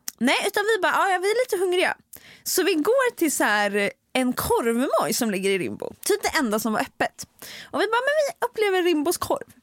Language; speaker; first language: Swedish; native; Swedish